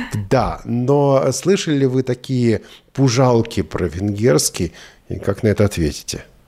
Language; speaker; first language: Russian; native; Russian